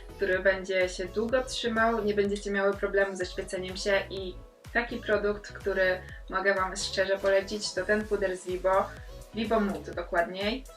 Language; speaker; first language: Polish; native; Polish